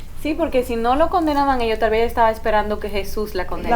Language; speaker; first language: Spanish; native; Spanish